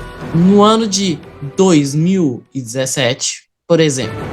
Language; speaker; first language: Portuguese; native; Portuguese